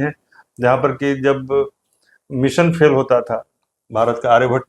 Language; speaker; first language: Hindi; native; Hindi